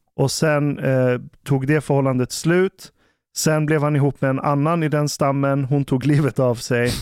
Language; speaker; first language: Swedish; native; Swedish